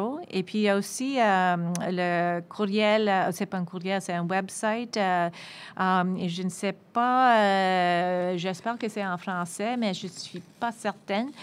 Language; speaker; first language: French; non-native, fluent; English